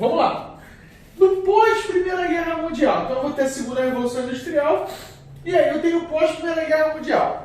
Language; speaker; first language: Portuguese; native; Portuguese